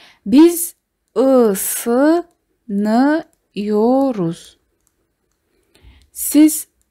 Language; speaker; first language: Turkish; non-native, fluent; Kazakh